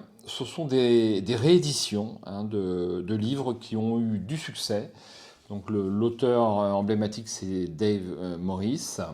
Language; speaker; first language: French; native; French